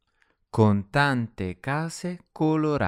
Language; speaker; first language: Italian; non-native, learner; English